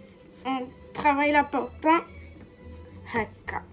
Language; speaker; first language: French; non-native, local second language; Arabic